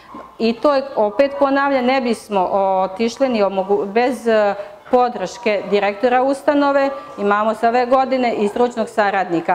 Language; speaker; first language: Serbian; native; Serbian